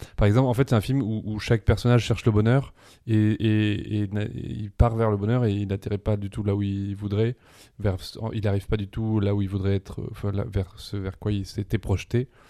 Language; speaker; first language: French; early bilingual, other home language; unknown